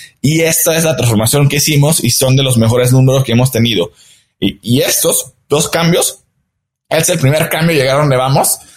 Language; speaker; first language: Spanish; non-native, fluent; Italian